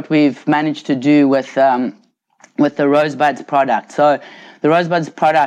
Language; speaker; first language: English; native; English